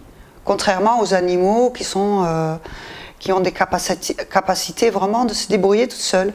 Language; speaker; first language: French; non-native, fluent; Dutch